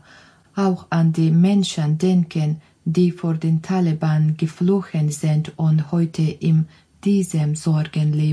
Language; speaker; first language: German; non-native, learner; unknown